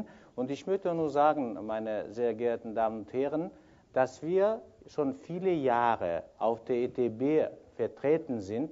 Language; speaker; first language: German; non-native, fluent; Kyrgyz